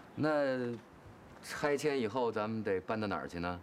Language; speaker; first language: Chinese; native; Chinese